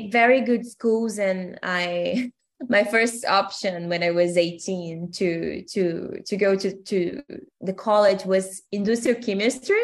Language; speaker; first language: English; non-native, fluent; Portuguese